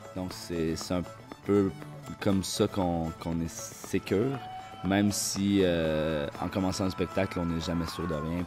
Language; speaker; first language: French; native; French